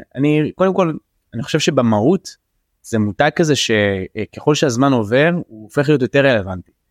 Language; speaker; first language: Hebrew; native; Hebrew